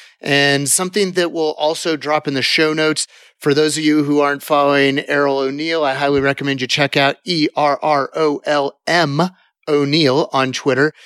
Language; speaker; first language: English; native; English